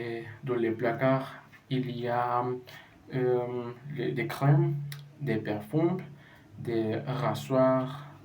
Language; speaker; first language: French; non-native, learner; Spanish